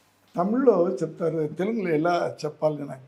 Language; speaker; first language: Telugu; non-native, learner; Tamil